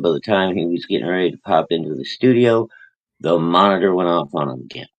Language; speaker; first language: English; native; English